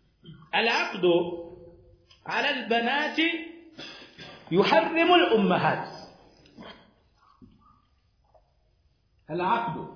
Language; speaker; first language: Arabic; non-native, fluent; Swahili